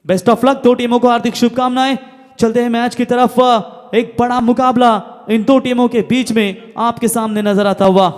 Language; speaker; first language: Hindi; non-native, local second language; Marathi